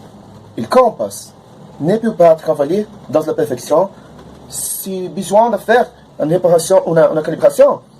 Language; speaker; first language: French; non-native, learner; Portuguese